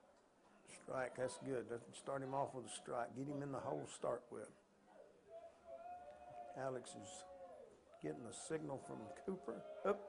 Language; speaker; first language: English; native; English